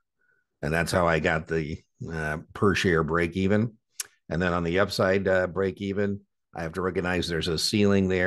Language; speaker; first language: English; native; English